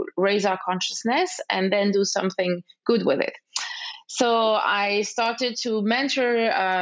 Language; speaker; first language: English; non-native, fluent; French